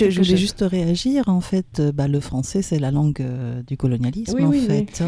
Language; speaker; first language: French; native; French